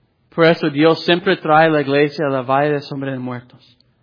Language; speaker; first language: Spanish; non-native, fluent; English